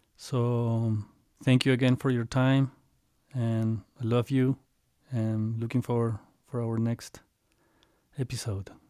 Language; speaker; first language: English; non-native, fluent; Spanish